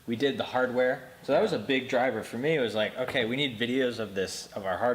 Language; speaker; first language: English; native; English